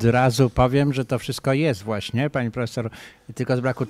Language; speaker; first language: Polish; native; Polish